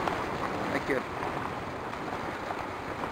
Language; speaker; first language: Spanish; native; Spanish